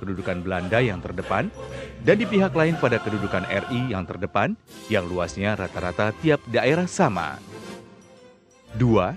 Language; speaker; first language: Indonesian; native; Indonesian